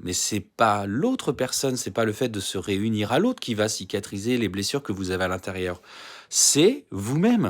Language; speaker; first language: French; native; French